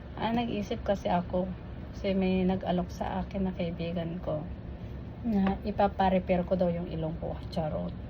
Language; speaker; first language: Filipino; non-native, local second language; Iloko